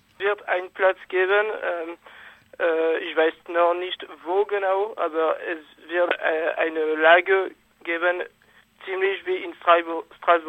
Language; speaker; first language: German; non-native, fluent; French